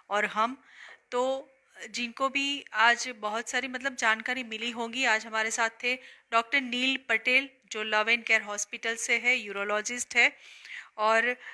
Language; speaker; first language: Hindi; non-native, local second language; Gujarati